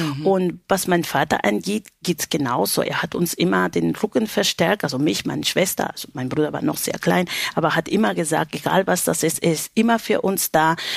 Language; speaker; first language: German; non-native, fluent; Spanish